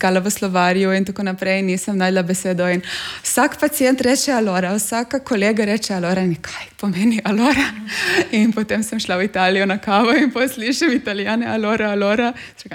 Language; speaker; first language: Slovenian; non-native, fluent; Hungarian